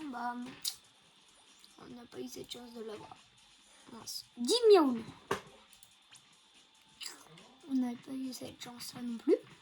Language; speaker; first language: French; native; French